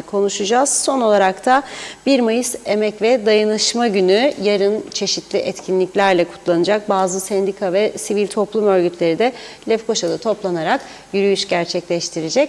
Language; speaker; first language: Turkish; native; Turkish